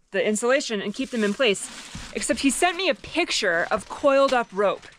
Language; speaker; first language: English; native; English